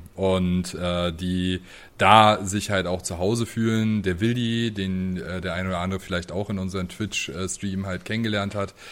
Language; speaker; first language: German; native; German